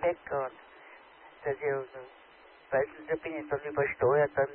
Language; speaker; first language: German; native; German